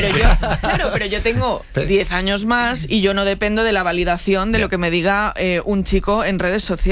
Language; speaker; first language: Spanish; native; Spanish